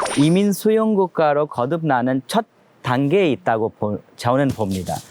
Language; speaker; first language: Korean; non-native, fluent; Hindi